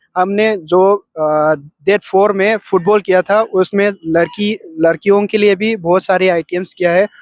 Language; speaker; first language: Hindi; non-native, local second language; Manipuri